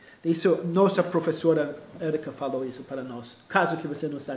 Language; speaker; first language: Portuguese; non-native, fluent; English